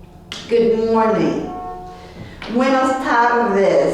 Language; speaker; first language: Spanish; non-native, learner; English